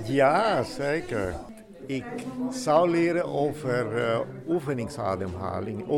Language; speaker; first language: Dutch; non-native, learner; Spanish